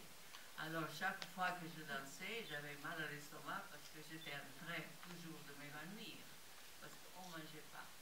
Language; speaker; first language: French; non-native, fluent; Italian